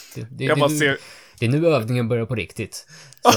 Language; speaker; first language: Swedish; native; Swedish